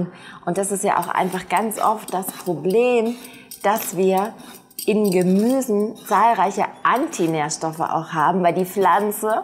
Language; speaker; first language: German; native; German